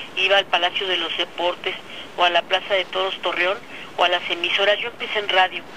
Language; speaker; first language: Spanish; native; Spanish